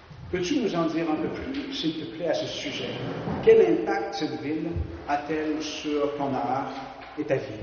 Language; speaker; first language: French; native; French